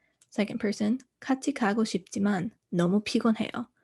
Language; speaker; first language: Korean; non-native, fluent; English